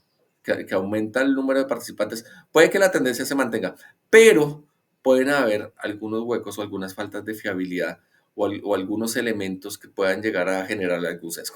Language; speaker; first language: Spanish; native; Spanish